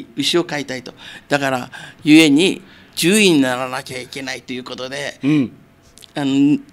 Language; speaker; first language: Japanese; native; Japanese